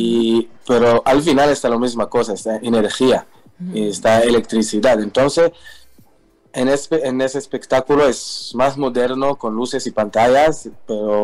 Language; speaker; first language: Spanish; non-native, learner; Hebrew